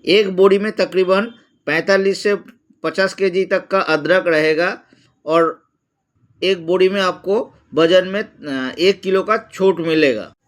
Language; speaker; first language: Hindi; non-native, local second language; Bangla